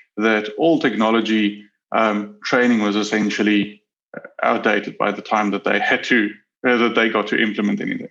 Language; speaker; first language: English; non-native, local second language; Afrikaans